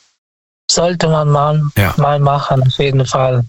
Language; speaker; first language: German; non-native, fluent; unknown